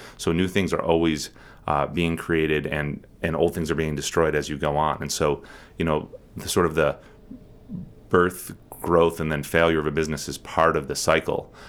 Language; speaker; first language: English; native; English